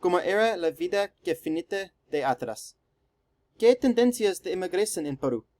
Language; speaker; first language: Spanish; non-native, learner; English